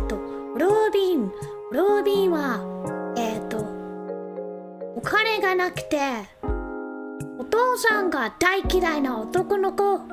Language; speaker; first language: Japanese; non-native, learner; English